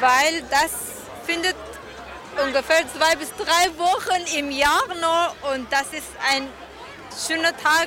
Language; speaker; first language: German; non-native, learner; Persian